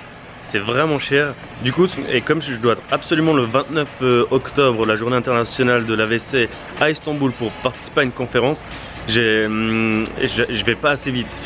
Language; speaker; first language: French; native; French